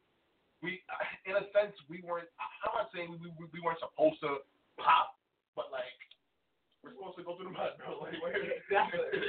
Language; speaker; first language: English; native; English